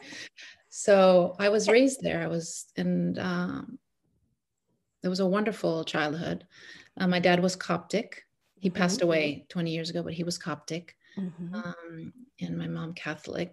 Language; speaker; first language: English; non-native, fluent; Arabic